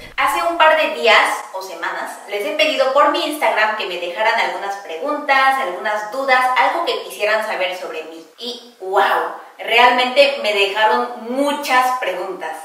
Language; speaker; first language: Spanish; early bilingual, heritage; Korean